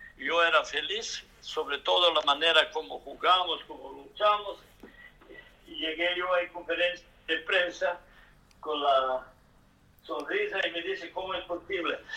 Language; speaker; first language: Spanish; non-native, fluent; Serbian